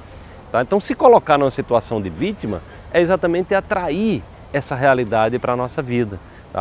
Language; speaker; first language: Portuguese; native; Portuguese